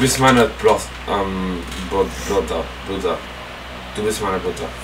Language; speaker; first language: German; non-native, learner; English